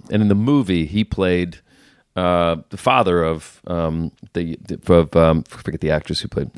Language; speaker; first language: English; native; English